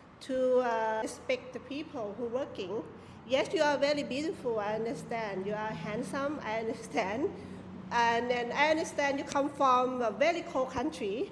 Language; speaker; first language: English; non-native, learner; Thai